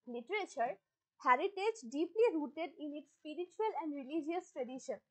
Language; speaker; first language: English; non-native, local second language; Assamese